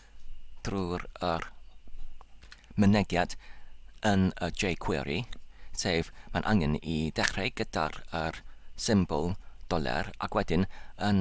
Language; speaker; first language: Welsh; non-native, local second language; English